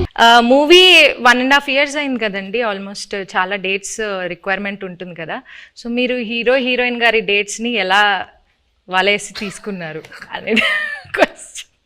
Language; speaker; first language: Telugu; native; Telugu